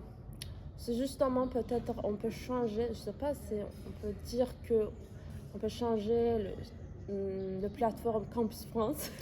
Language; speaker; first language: French; non-native, fluent; Azerbaijani